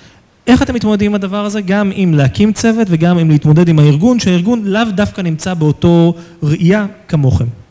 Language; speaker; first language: Hebrew; native; Hebrew